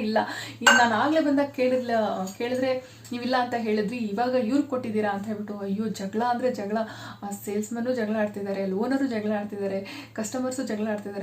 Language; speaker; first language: Kannada; native; Kannada